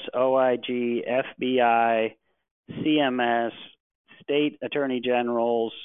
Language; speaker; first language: English; native; English